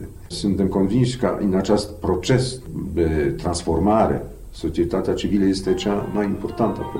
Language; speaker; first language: Romanian; non-native, fluent; Polish